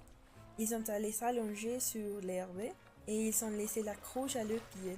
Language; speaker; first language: French; non-native, learner; Spanish